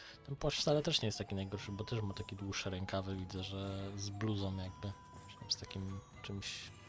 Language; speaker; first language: Polish; native; Polish